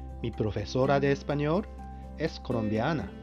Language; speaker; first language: Spanish; non-native, fluent; Japanese